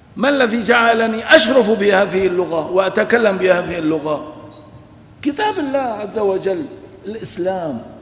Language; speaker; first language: Arabic; non-native, local second language; Kurdish